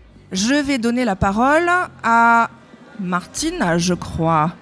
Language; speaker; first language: French; native; French